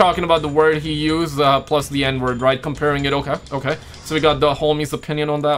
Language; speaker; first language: English; native; English